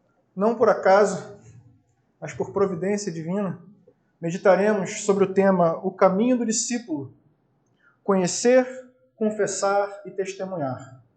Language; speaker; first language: Portuguese; native; Portuguese